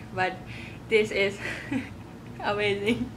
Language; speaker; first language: English; non-native, learner; Thai